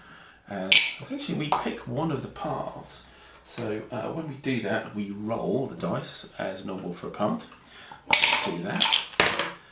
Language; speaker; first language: English; native; English